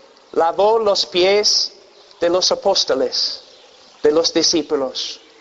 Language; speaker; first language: Spanish; non-native, fluent; English